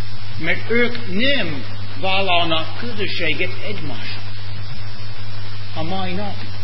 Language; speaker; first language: Hungarian; non-native, fluent; English